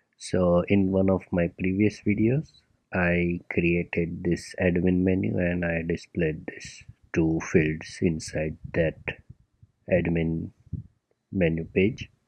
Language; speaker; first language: English; non-native, local second language; Gujarati